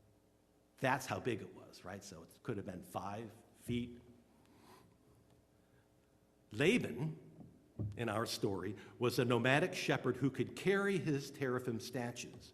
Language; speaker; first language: English; native; English